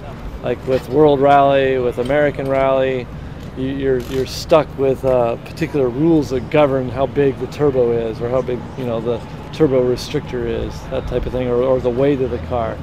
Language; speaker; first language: English; native; English